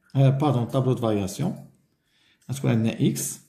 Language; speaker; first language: French; non-native, local second language; Arabic